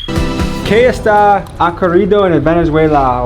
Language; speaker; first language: Spanish; non-native, learner; English